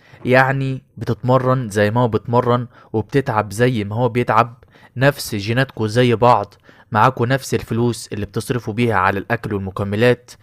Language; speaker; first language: Arabic; native; Arabic